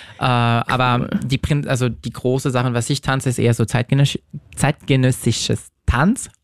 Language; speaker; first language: German; non-native, fluent; French